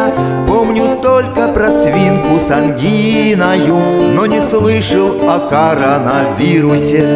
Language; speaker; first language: Russian; native; Russian